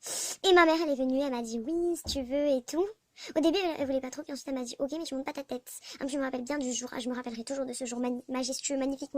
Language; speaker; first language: French; native; French